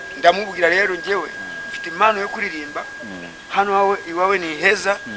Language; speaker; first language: Kinyarwanda; early bilingual, heritage; Kinyarwanda